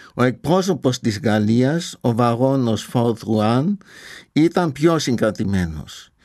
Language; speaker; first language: Greek; non-native, fluent; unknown